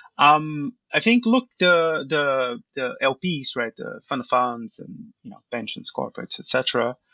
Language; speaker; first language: English; non-native, fluent; Portuguese